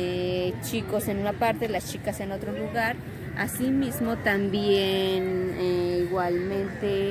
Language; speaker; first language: Spanish; native; Spanish